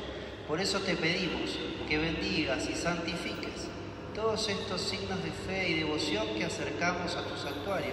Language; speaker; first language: Spanish; native; Spanish